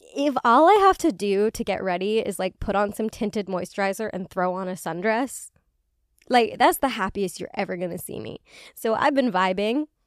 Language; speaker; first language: English; native; English